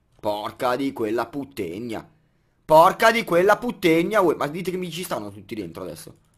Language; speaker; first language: Italian; native; Italian